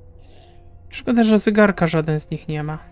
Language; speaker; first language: Polish; native; Polish